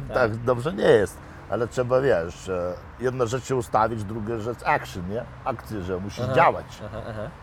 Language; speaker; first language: Polish; non-native, fluent; Lithuanian